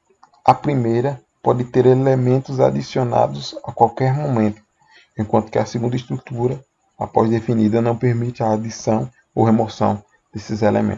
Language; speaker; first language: Portuguese; native; Portuguese